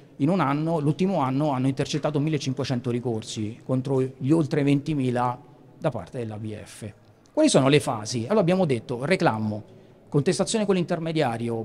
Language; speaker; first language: Italian; native; Italian